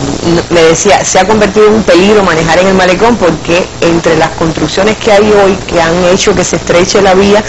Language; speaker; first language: Spanish; native; Spanish